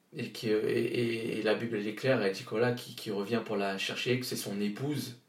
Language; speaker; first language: French; native; French